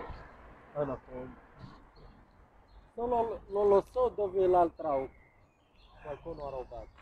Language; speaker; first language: Italian; non-native, learner; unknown